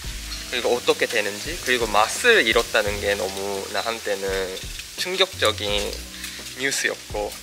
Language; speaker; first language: Korean; non-native, fluent; Japanese